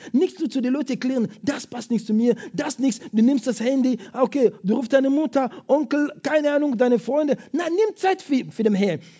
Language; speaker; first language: German; non-native, fluent; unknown